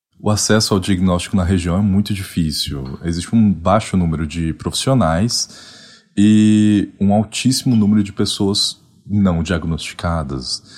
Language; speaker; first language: Portuguese; native; Portuguese